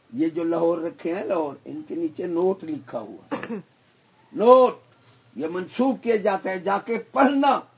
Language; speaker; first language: Urdu; non-native, local second language; Punjabi